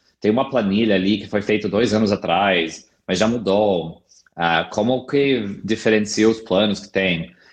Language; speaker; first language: Portuguese; non-native, fluent; English